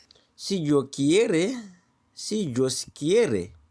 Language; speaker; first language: Spanish; non-native, learner; Haitian Creole